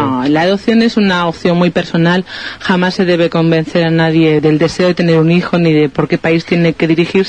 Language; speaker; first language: Spanish; native; Spanish